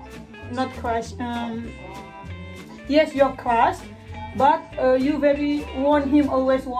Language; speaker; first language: English; non-native, learner; Indonesian